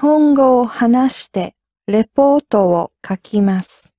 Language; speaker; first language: Japanese; non-native, learner; English